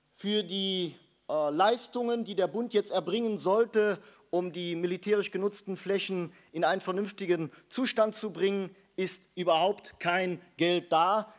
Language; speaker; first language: German; native; German